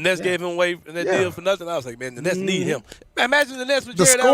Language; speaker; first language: English; native; English